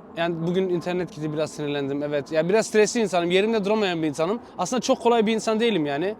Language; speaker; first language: Turkish; native; Turkish